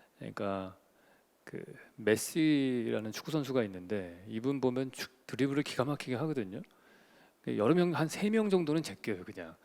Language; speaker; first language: Korean; native; Korean